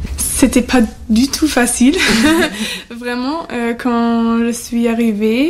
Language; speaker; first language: French; non-native, fluent; German